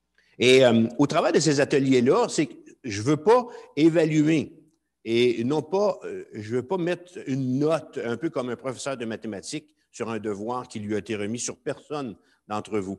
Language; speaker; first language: French; native; French